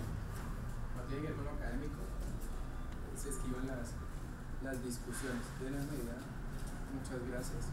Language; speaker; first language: Spanish; native; Spanish